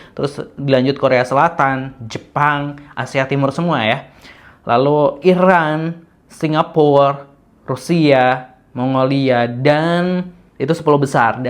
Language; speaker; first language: Indonesian; native; Indonesian